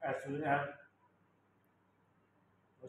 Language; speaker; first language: English; non-native, learner; Thai